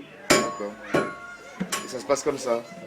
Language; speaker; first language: French; native; French